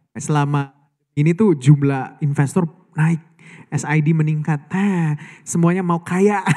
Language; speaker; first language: Indonesian; native; Indonesian